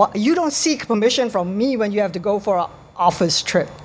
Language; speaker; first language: English; native; English